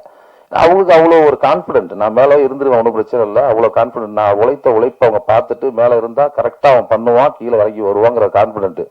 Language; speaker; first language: Tamil; native; Tamil